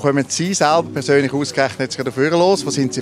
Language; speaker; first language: German; native; German